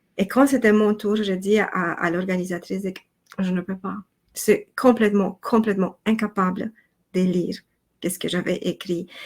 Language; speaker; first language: French; non-native, fluent; Romanian